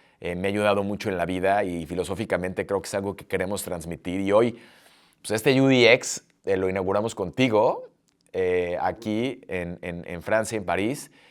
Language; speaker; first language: Spanish; native; Spanish